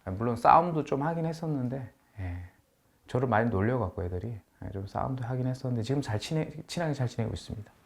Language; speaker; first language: Korean; native; Korean